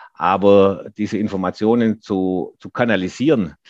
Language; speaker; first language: German; native; German